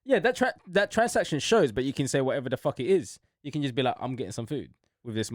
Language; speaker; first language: English; native; English